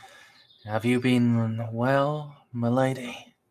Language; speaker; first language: English; native; English